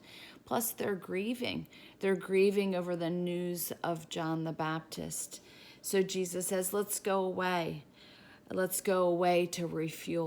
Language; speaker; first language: English; native; English